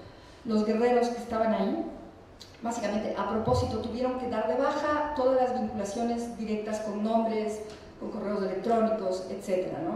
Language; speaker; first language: Spanish; native; Spanish